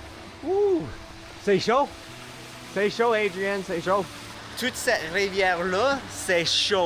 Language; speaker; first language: French; non-native, learner; English